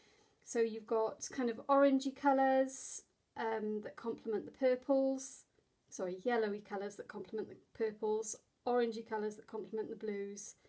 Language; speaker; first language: English; native; English